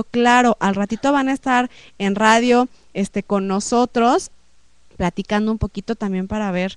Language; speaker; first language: Spanish; native; Spanish